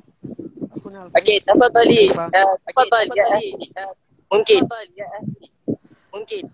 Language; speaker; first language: Arabic; non-native, learner; Indonesian